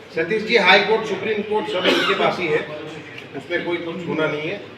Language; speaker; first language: Hindi; non-native, local second language; Gujarati